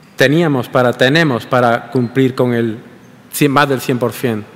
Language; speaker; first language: Spanish; native; Spanish